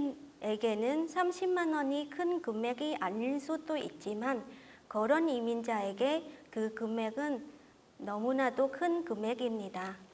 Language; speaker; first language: Korean; non-native, fluent; Vietnamese